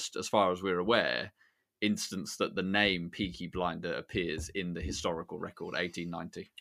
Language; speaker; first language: English; native; English